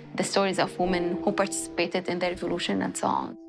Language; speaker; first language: English; non-native, fluent; Arabic